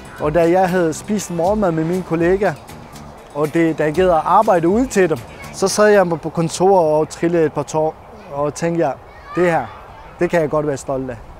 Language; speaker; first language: Danish; non-native, fluent; Persian